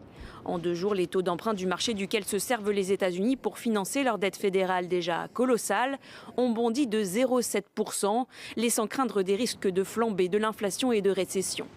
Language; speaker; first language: French; native; French